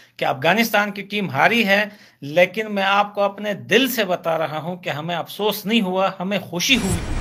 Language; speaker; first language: Urdu; non-native, fluent; Pashto